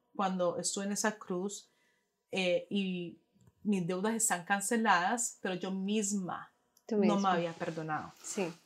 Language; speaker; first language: Spanish; early bilingual, heritage; Spanish